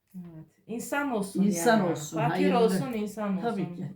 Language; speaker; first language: Turkish; non-native, fluent; Georgian